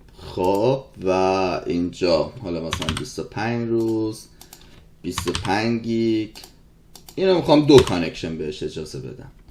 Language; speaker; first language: Persian; early bilingual, heritage; Persian